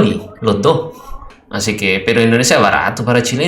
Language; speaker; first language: Spanish; non-native, fluent; Indonesian